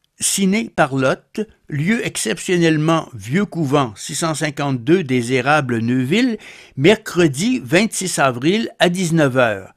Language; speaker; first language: French; native; French